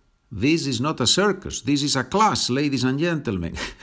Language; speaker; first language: English; non-native, fluent; Spanish